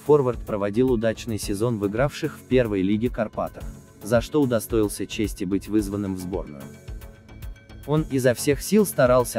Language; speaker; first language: Russian; native; Russian